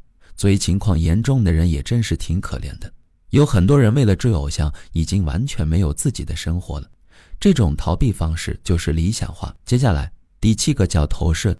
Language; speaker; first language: Chinese; native; Chinese